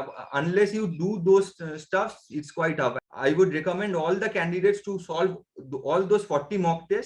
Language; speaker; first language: English; non-native, local second language; Bangla